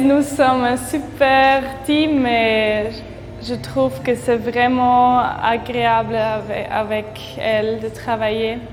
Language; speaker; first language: French; non-native, local second language; German